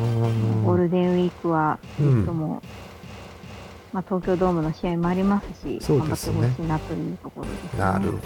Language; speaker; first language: Japanese; native; Japanese